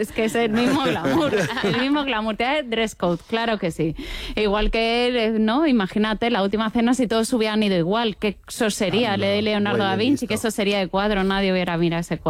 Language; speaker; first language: Spanish; native; Spanish